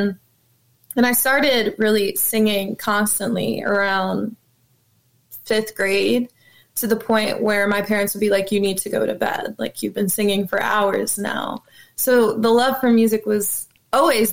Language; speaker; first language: English; native; English